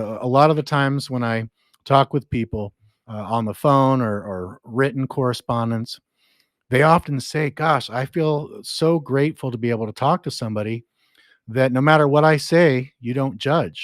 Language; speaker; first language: English; native; English